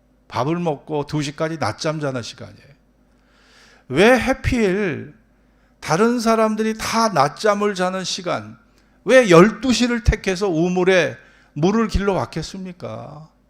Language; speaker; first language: Korean; native; Korean